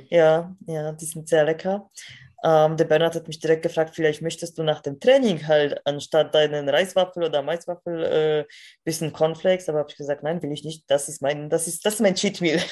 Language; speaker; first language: German; non-native, fluent; Polish